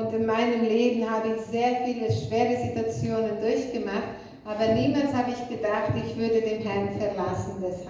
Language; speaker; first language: German; non-native, fluent; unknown